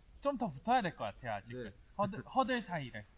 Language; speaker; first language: Korean; native; Korean